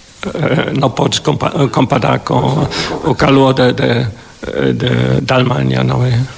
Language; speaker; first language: Portuguese; non-native, fluent; German